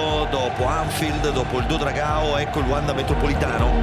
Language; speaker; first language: Italian; native; Italian